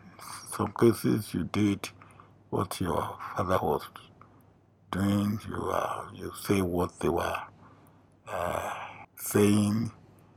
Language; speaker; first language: English; non-native, local second language; Yoruba